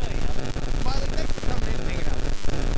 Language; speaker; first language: English; native; English